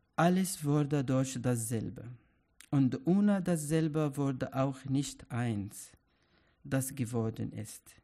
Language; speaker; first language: German; non-native, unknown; Arabic